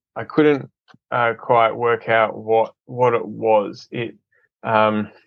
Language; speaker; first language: English; native; English